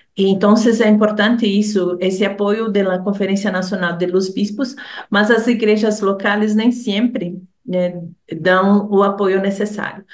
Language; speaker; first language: Portuguese; native; Portuguese